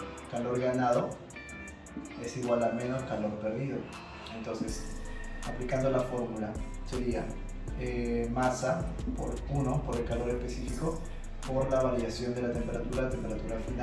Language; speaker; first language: Spanish; native; Spanish